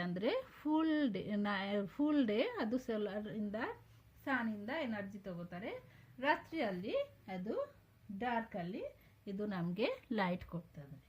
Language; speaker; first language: Kannada; non-native, local second language; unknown